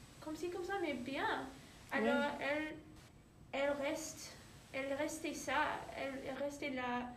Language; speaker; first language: French; non-native, learner; English